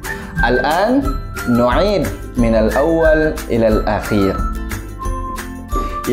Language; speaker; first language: Arabic; non-native, fluent; Indonesian